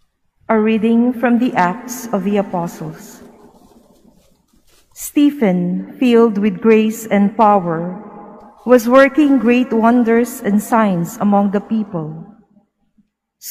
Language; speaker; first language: English; non-native, local second language; Filipino